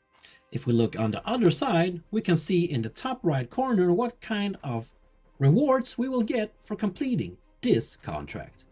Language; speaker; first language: English; non-native, fluent; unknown